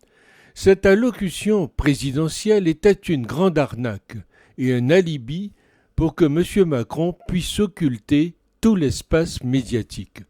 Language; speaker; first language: French; native; French